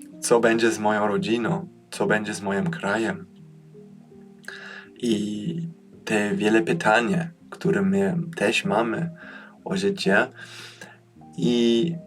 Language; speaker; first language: Polish; early bilingual, heritage; Polish